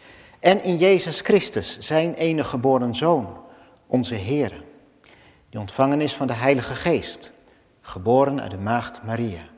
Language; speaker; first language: Dutch; native; Dutch